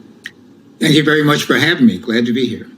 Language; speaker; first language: English; native; English